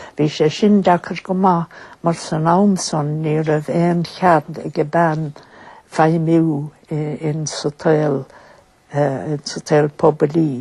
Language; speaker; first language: Irish; native; Irish